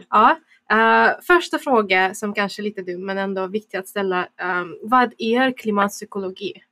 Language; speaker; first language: Swedish; non-native, fluent; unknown